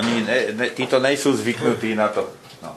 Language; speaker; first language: Polish; non-native, learner; Slovak